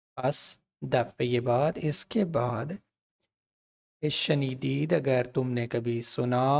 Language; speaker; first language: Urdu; non-native, local second language; Punjabi